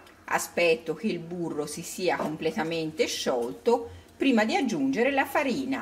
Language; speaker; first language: Italian; native; Italian